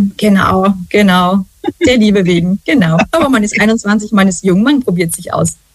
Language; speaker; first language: German; native; German